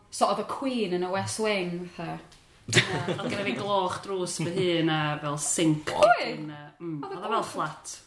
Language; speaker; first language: Welsh; native; Welsh